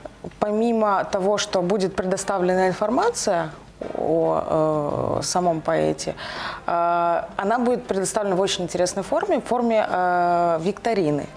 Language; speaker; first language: Russian; native; Russian